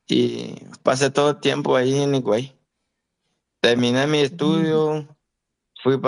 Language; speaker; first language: Spanish; non-native, fluent; Haitian Creole